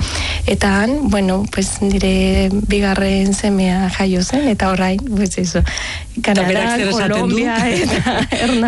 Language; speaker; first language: Basque; non-native, learner; Spanish